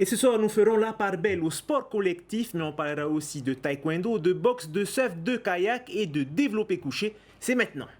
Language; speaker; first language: French; native; French